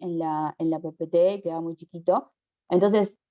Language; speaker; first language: Spanish; native; Spanish